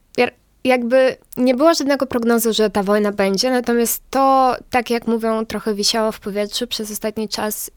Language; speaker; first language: Polish; non-native, fluent; Ukrainian